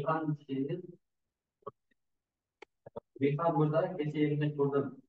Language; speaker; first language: Korean; non-native, learner; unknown